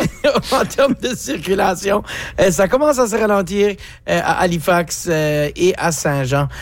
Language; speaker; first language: French; native; French